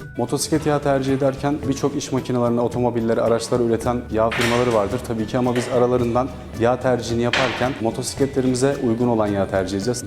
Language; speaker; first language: Turkish; native; Turkish